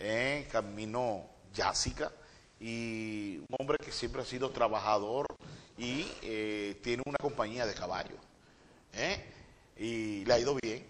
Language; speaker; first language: Spanish; native; Spanish